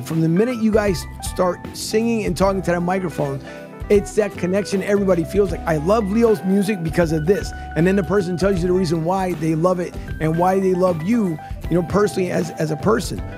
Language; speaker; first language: English; early bilingual, other home language; Spanish